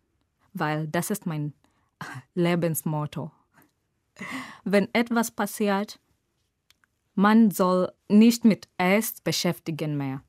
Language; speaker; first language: German; non-native, learner; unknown